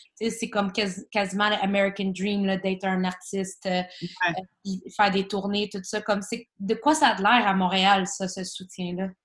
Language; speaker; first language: French; native; French